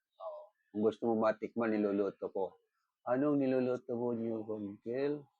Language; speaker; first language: Filipino; non-native, local second language; Bikol